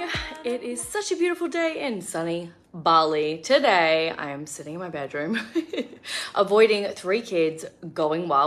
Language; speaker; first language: English; native; English